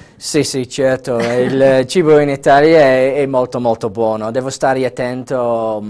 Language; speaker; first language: Italian; non-native, fluent; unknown